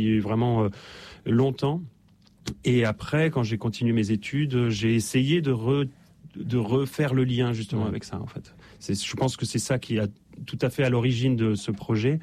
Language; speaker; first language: French; native; French